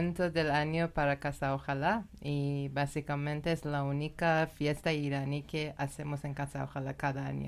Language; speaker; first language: Spanish; non-native, learner; Persian